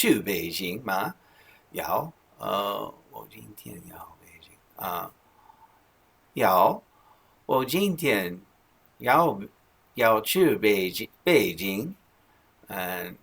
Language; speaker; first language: Chinese; non-native, learner; English